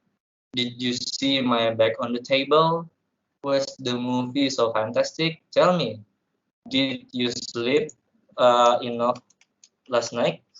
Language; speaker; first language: English; non-native, learner; Indonesian